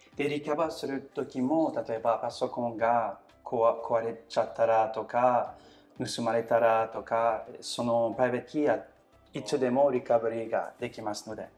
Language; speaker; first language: Japanese; non-native, fluent; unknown